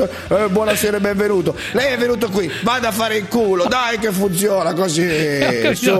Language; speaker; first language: Italian; native; Italian